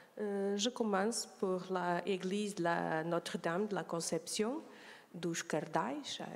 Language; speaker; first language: French; non-native, learner; Portuguese